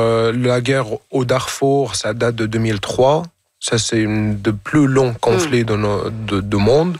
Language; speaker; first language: French; non-native, fluent; Arabic